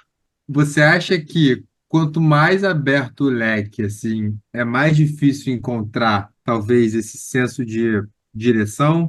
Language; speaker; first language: Portuguese; native; Portuguese